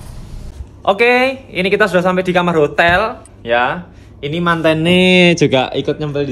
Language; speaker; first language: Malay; non-native, local second language; Javanese